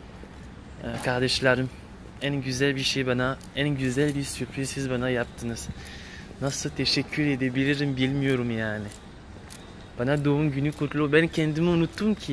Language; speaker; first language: Turkish; non-native, learner; French